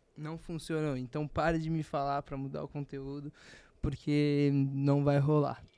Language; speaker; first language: Portuguese; native; Portuguese